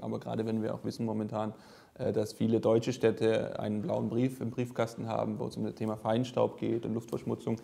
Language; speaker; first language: German; native; German